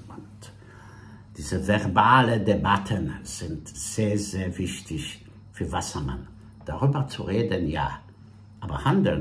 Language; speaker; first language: German; non-native, fluent; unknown